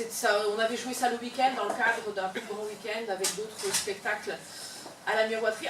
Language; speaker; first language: French; native; French